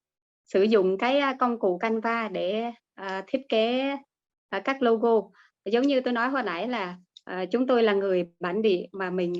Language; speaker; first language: Vietnamese; native; Vietnamese